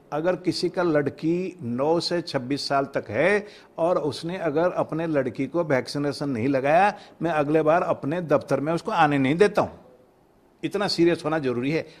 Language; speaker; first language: Hindi; non-native, local second language; Odia